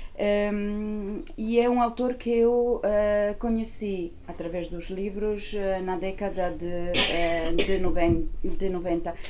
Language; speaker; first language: Portuguese; non-native, fluent; Italian